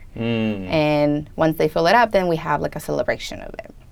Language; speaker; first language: English; non-native, fluent; Spanish